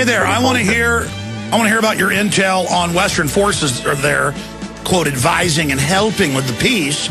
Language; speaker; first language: English; native; English